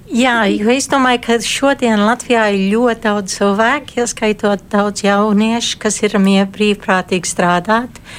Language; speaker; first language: Latvian; early bilingual, heritage; Latvian